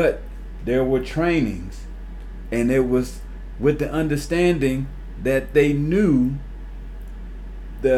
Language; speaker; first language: English; native; English